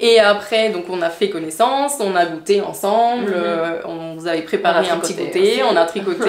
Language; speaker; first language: French; native; French